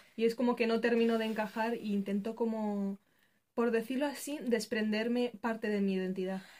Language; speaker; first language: Spanish; early bilingual, other home language; Arabic